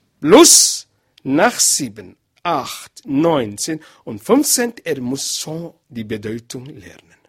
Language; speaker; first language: German; non-native, learner; Arabic